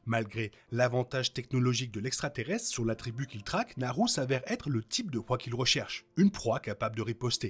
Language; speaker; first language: French; native; French